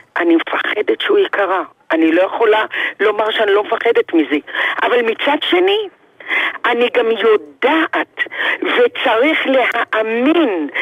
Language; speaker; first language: Hebrew; early bilingual, other home language; Arabic